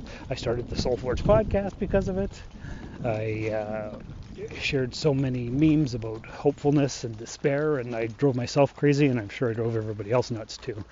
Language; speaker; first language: English; native; English